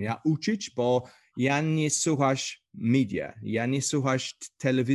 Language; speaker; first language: Polish; non-native, learner; English